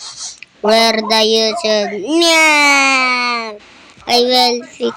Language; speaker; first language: English; non-native, learner; Filipino